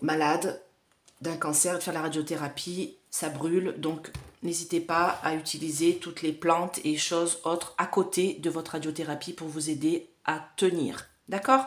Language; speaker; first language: French; native; French